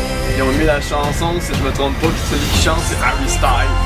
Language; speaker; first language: French; native; French